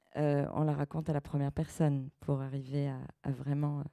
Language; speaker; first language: French; early bilingual, other home language; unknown